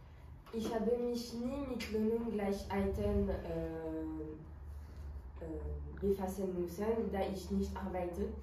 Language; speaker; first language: German; non-native, learner; French